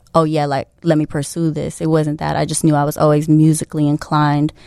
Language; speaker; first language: English; early bilingual, other home language; Filipino